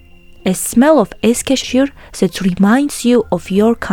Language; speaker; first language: English; non-native, learner; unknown